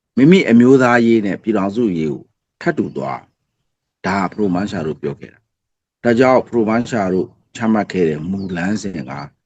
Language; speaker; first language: Burmese; non-native, local second language; S'gaw Karen